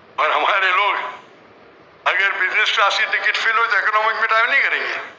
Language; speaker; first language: Hindi; non-native, local second language; Konkani